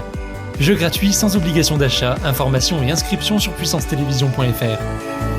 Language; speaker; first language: French; native; French